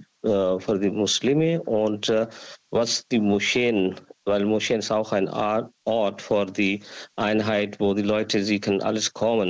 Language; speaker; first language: German; non-native, learner; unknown